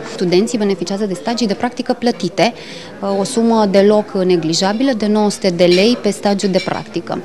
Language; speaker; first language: Romanian; native; Romanian